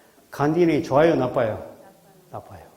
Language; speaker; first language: Korean; native; Korean